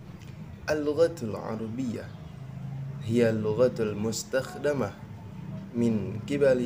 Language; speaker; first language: Arabic; non-native, learner; Indonesian